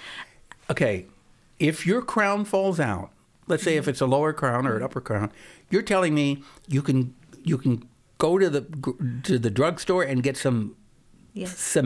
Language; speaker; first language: English; native; English